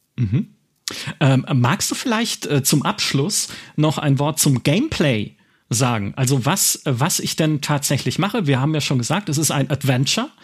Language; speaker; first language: German; native; German